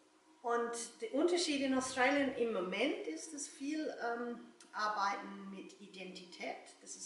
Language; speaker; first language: German; non-native, learner; English